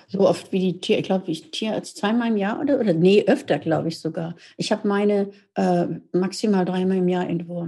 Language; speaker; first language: German; native; German